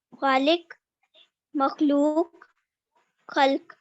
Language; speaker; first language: Arabic; non-native, learner; Urdu